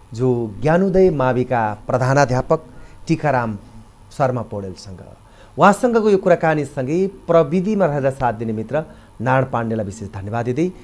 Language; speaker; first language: Nepali; native; Nepali